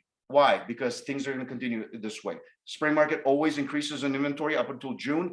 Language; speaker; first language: English; native; English